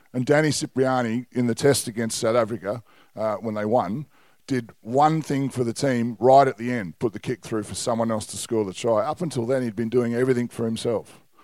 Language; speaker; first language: English; native; English